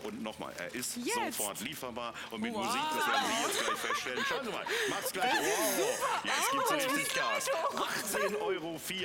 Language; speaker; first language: German; native; German